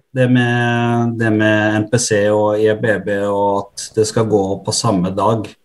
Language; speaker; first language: Norwegian; early bilingual, other home language; Arabic